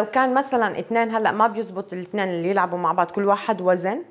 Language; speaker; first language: Arabic; native; Arabic